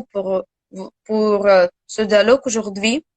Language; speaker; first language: French; non-native, learner; Russian